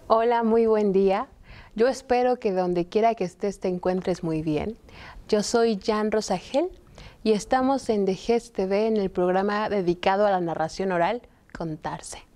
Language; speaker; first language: Spanish; native; Spanish